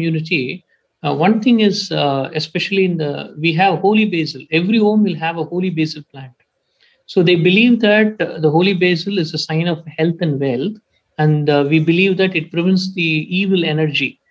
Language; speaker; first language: English; non-native, local second language; Tamil